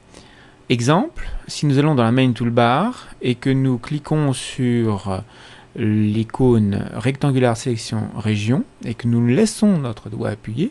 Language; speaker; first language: French; native; French